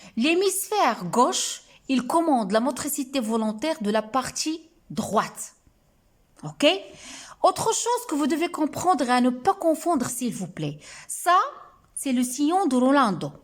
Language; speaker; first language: French; non-native, local second language; Arabic